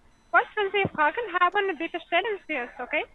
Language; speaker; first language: German; non-native, learner; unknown